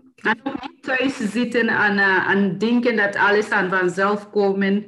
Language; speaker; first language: Dutch; non-native, learner; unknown